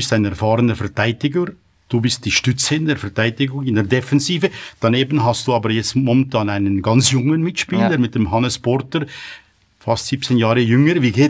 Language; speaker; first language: German; native; German